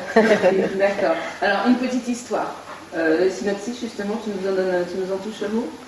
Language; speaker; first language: French; native; French